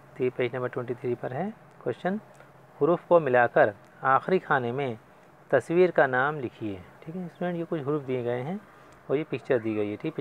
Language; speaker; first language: Hindi; native; Hindi